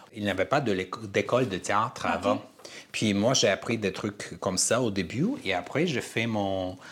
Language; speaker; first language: French; non-native, fluent; Armenian